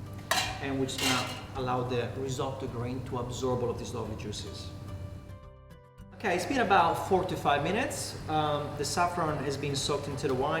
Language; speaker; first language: English; non-native, fluent; Italian